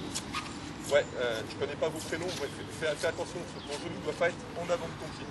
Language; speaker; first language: French; native; French